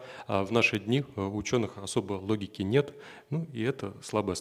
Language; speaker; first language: Russian; native; Russian